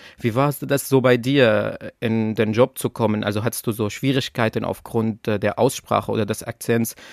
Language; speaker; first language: German; non-native, fluent; Arabic